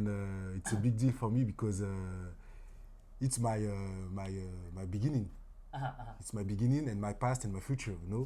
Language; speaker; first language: English; non-native, learner; French